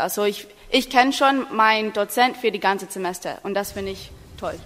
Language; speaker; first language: German; non-native, learner; English